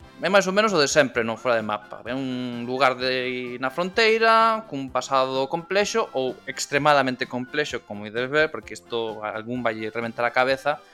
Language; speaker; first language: Galician; native; Galician